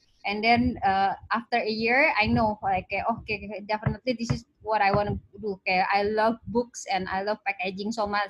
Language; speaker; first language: English; non-native, local second language; Indonesian